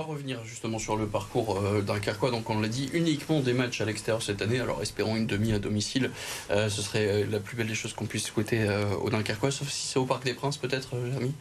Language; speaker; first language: French; native; French